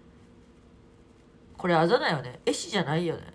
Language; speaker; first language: Japanese; native; Japanese